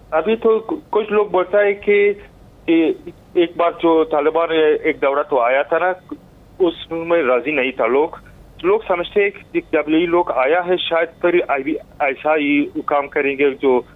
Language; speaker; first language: Hindi; non-native, learner; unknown